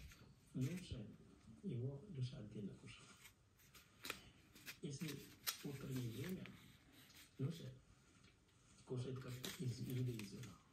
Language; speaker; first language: Russian; non-native, learner; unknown